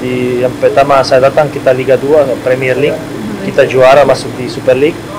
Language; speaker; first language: Indonesian; non-native, fluent; Serbian